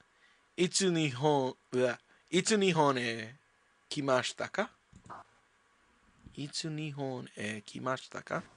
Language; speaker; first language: Japanese; non-native, learner; English